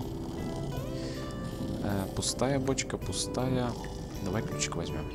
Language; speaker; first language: Russian; native; Russian